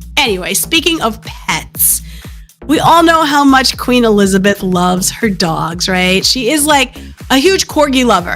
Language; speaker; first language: English; native; English